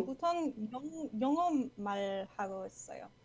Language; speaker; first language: Korean; non-native, learner; English